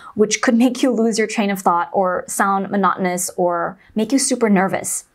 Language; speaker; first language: English; non-native, local second language; Chinese